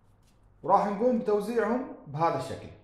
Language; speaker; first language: Arabic; native; Arabic